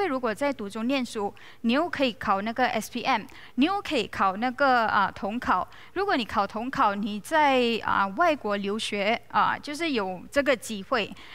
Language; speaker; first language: Chinese; non-native, local second language; Malay